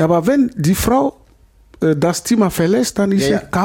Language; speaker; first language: German; non-native, learner; Lingala